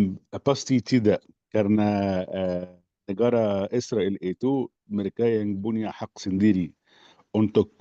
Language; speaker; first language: Indonesian; non-native, fluent; Arabic